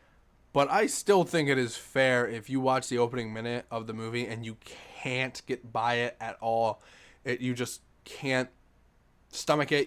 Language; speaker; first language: English; native; English